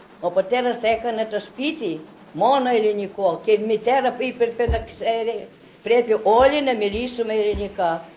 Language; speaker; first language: Greek; early bilingual, heritage; Greek